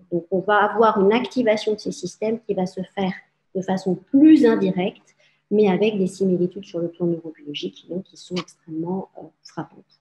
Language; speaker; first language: French; native; French